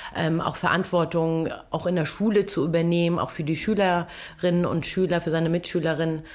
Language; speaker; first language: German; early bilingual, other home language; Turkish